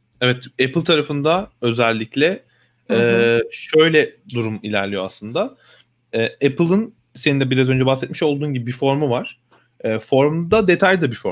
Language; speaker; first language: Turkish; native; Turkish